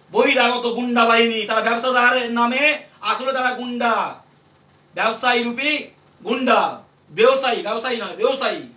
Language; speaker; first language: Bangla; native; Bangla